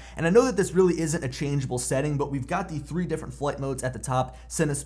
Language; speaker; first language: English; native; English